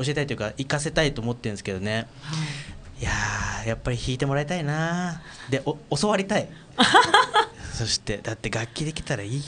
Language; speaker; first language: Japanese; native; Japanese